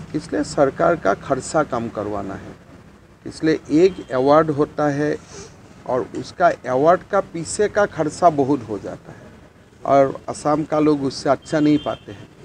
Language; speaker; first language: Hindi; non-native, local second language; Assamese